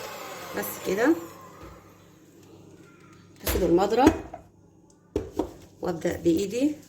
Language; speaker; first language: Arabic; native; Arabic